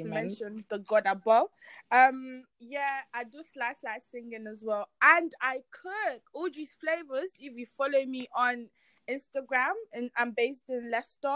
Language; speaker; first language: English; non-native, local second language; Yoruba